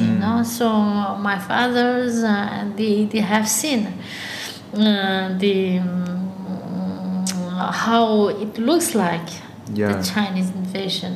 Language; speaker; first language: English; early bilingual, other home language; Tibetan